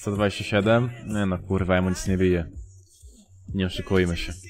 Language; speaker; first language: Polish; native; Polish